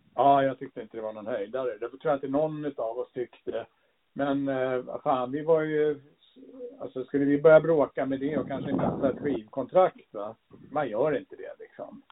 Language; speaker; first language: Swedish; early bilingual, other home language; English